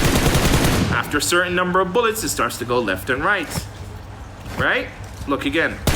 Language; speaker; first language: English; native; English